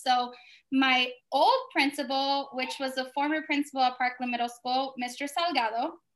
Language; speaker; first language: English; native; English